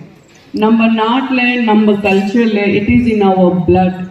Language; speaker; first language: Tamil; non-native, local second language; Gujarati